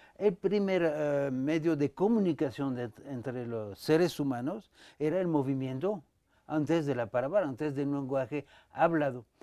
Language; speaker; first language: Spanish; non-native, fluent; French